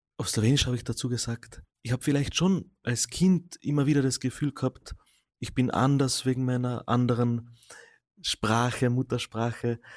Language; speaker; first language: German; non-native, local second language; Slovenian